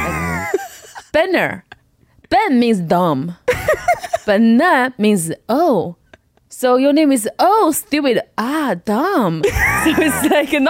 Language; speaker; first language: English; non-native, fluent; Chinese